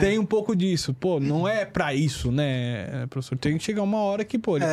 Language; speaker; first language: Portuguese; native; Portuguese